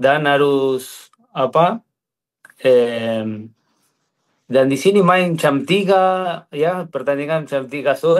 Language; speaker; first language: Indonesian; non-native, fluent; Spanish